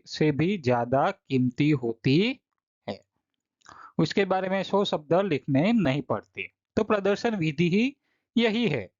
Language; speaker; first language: Hindi; non-native, local second language; Gujarati